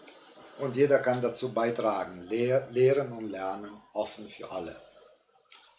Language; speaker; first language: German; non-native, fluent; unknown